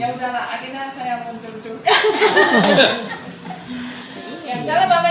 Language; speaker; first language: Indonesian; native; Indonesian